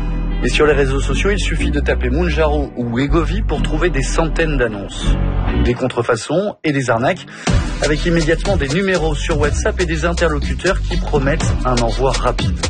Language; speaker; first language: French; native; French